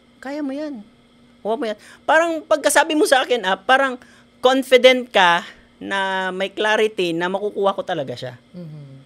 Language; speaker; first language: Filipino; non-native, local second language; Hiligaynon